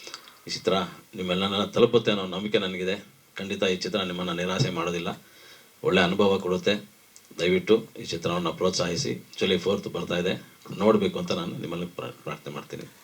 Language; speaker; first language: Kannada; native; Kannada